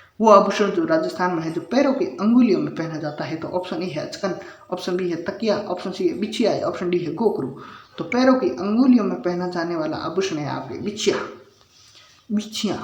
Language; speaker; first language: Hindi; native; Hindi